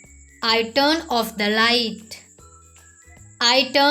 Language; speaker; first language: English; non-native, local second language; Hindi